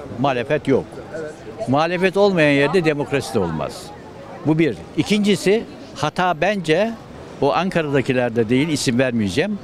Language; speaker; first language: Turkish; native; Turkish